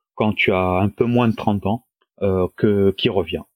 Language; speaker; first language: French; non-native, local second language; Wolof